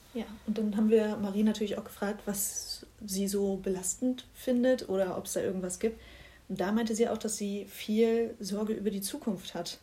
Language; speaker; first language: German; native; German